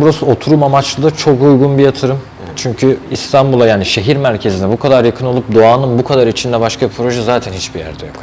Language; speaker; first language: Turkish; native; Turkish